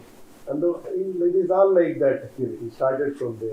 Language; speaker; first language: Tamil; non-native, learner; Kannada